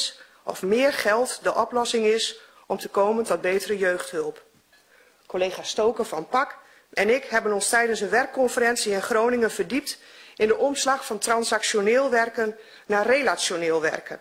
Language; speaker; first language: Dutch; native; Dutch